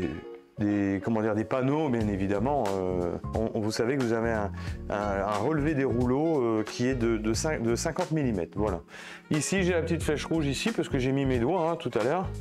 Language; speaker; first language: French; native; French